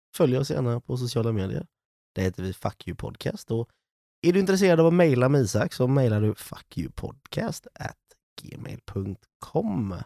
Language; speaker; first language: Swedish; native; Swedish